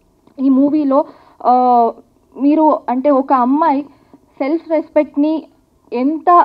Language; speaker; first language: Telugu; non-native, learner; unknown